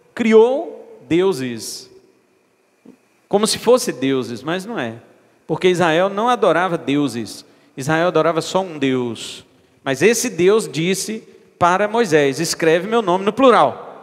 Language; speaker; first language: Portuguese; native; Portuguese